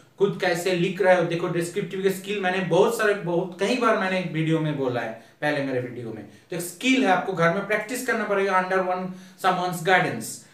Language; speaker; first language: Hindi; non-native, local second language; Bangla